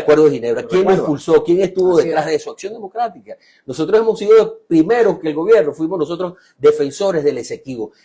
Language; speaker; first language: Spanish; native; Spanish